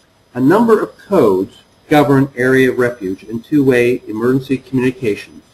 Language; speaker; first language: English; native; English